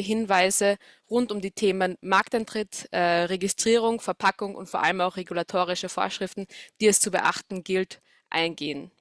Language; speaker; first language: German; native; German